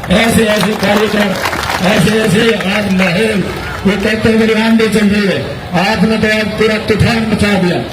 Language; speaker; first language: Hindi; native; Hindi